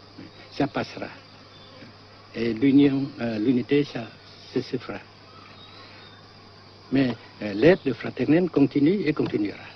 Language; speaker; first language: French; non-native, local second language; Vietnamese